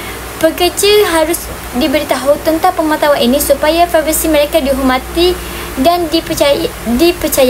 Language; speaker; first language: Malay; native; Malay